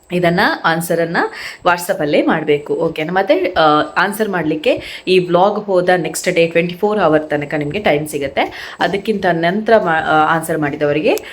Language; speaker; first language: Kannada; native; Kannada